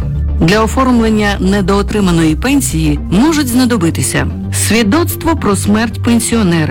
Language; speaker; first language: Ukrainian; native; Ukrainian